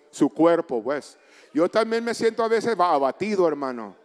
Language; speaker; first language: Spanish; early bilingual, heritage; Spanish